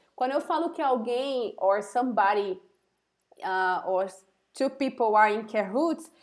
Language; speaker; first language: English; non-native, fluent; Portuguese